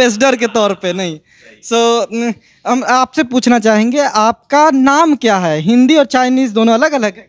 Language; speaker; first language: Hindi; native; Hindi